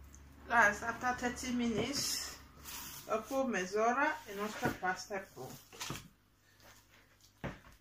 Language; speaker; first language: Italian; non-native, learner; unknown